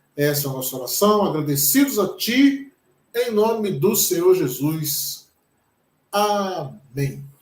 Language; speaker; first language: Portuguese; native; Portuguese